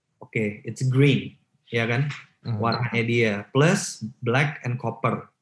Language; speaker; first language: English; non-native, local second language; Indonesian